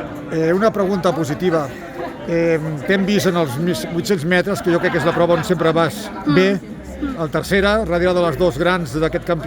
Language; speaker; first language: Catalan; native; Catalan